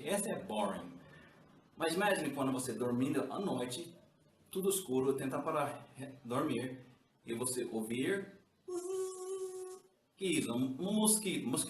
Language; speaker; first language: Portuguese; non-native, learner; English